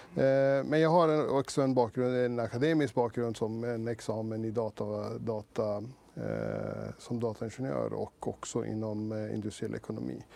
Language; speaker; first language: Swedish; early bilingual, other home language; Persian